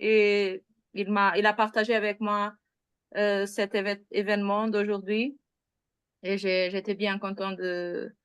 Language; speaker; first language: French; non-native, learner; Portuguese